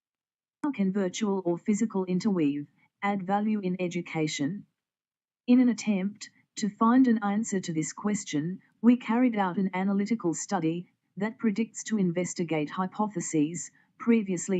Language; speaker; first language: English; non-native, fluent; Portuguese